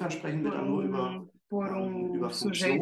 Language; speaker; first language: German; native; German